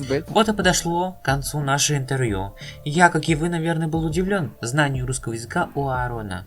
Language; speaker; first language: Russian; native; Russian